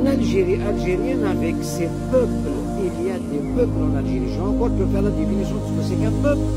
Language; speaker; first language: French; non-native, local second language; Kabyle